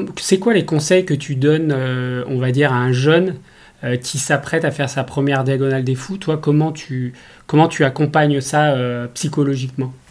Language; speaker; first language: French; native; French